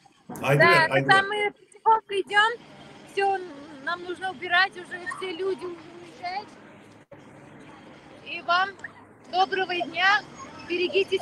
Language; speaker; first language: Russian; non-native, fluent; Turkmen